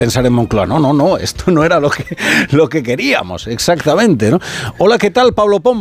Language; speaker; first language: Spanish; native; Spanish